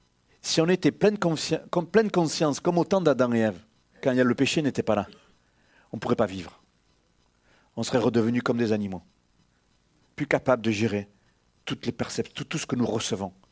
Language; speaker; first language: French; native; French